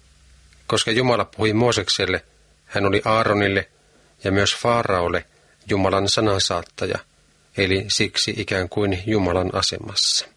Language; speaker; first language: Finnish; native; Finnish